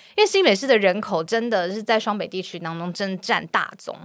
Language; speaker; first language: Chinese; native; Chinese